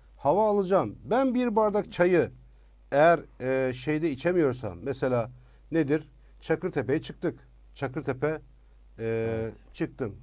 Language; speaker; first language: Turkish; native; Turkish